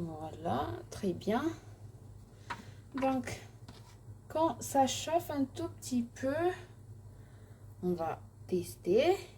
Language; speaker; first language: French; non-native, local second language; Malagasy